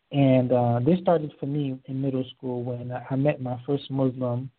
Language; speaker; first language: English; early bilingual, other home language; Haitian Creole